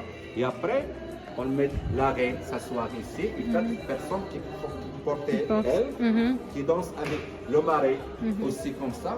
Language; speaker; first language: French; non-native, local second language; Arabic